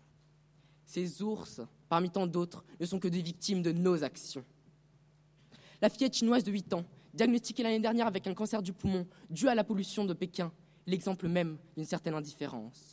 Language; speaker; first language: French; non-native, fluent; Romanian